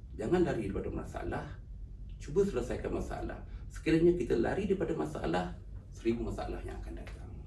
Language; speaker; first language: Malay; native; Malay